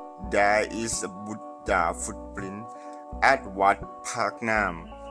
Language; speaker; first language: English; non-native, learner; Thai